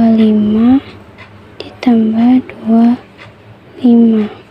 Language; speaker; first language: Indonesian; native; Indonesian